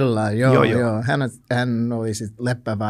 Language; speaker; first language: Finnish; non-native, learner; English